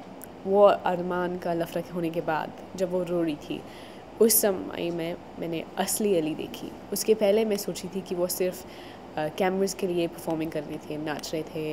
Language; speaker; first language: Hindi; non-native, learner; English